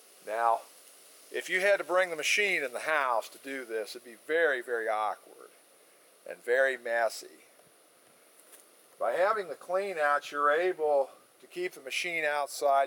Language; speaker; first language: English; native; English